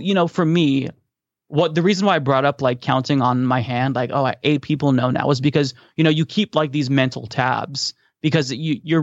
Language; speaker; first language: English; native; English